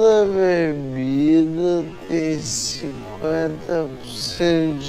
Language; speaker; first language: Portuguese; native; Portuguese